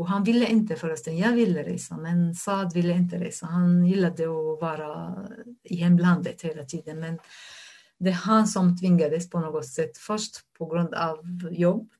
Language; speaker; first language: Swedish; non-native, fluent; Arabic